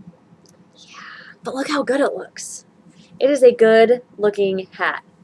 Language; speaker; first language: English; native; English